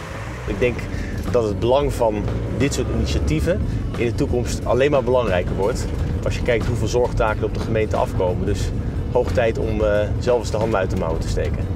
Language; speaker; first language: Dutch; native; Dutch